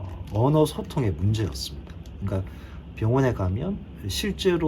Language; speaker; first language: Korean; native; Korean